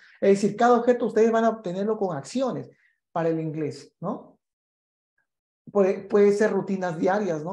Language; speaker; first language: Spanish; native; Spanish